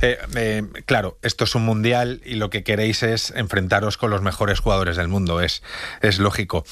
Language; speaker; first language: Spanish; native; Spanish